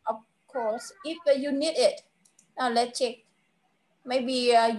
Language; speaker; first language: English; non-native, fluent; Vietnamese